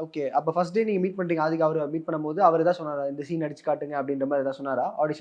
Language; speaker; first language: Tamil; native; Tamil